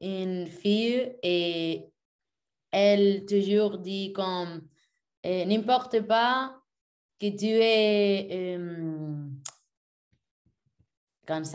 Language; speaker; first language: French; non-native, learner; Spanish